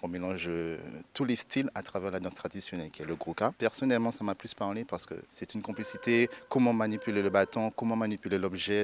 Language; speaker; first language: French; native; French